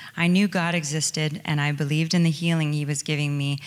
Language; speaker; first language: English; native; English